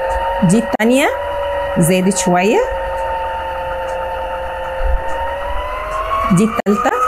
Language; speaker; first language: Arabic; native; Arabic